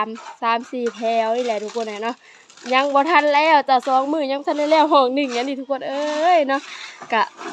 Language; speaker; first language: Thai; non-native, local second language; Northeastern Thai